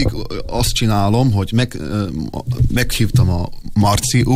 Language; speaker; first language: Hungarian; non-native, fluent; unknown